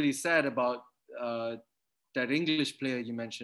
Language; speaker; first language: English; native; English